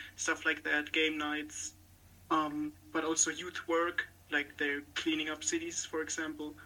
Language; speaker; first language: English; non-native, fluent; German